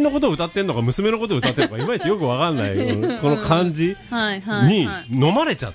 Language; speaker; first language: Japanese; native; Japanese